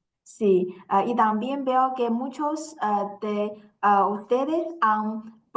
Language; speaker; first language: Spanish; non-native, fluent; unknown